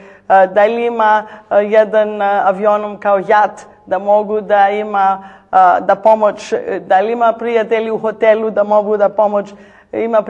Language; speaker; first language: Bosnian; non-native, learner; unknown